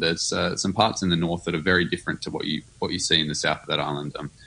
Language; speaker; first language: English; native; English